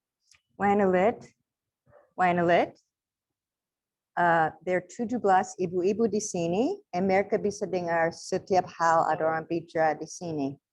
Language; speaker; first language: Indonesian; non-native, learner; English